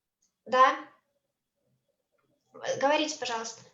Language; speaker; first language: Russian; native; Russian